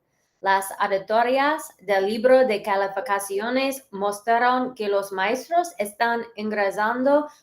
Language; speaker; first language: Spanish; early bilingual, heritage; English